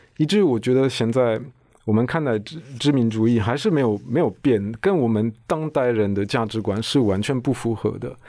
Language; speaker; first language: Chinese; non-native, fluent; French